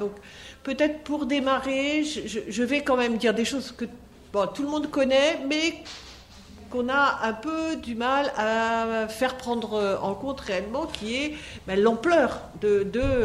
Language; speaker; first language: French; native; French